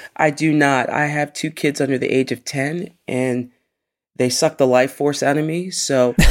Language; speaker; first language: English; native; English